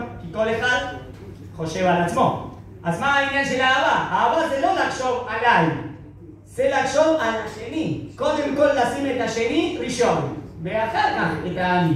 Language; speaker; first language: Hebrew; non-native, fluent; Spanish